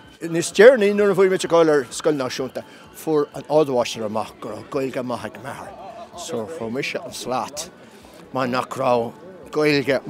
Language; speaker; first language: Irish; native; Irish